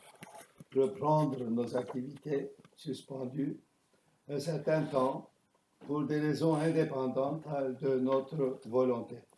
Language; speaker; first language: French; non-native, fluent; Turkish